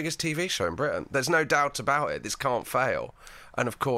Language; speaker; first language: English; native; English